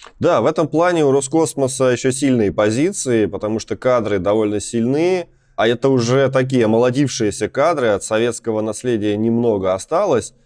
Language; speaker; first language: Russian; native; Russian